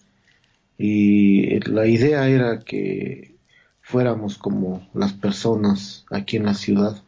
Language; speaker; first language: Spanish; non-native, local second language; Zapotec